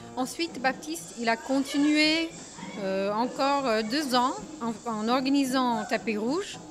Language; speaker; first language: French; non-native, fluent; English